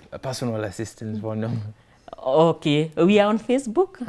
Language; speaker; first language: English; non-native, local second language; Kikuyu